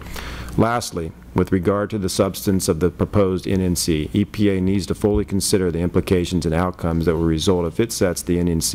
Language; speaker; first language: English; native; English